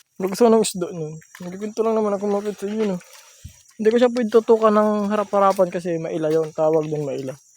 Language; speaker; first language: Filipino; non-native, local second language; Masbatenyo